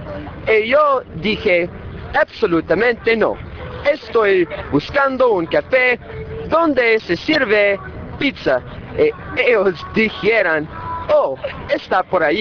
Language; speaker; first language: Spanish; non-native, learner; English